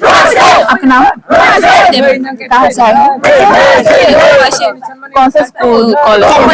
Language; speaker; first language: Hindi; non-native, local second language; Bangla